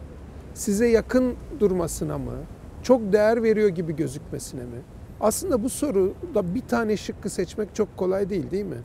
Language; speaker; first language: Turkish; native; Turkish